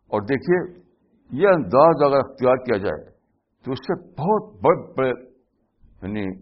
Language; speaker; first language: Urdu; native; Urdu